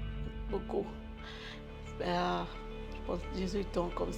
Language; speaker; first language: French; non-native, learner; Portuguese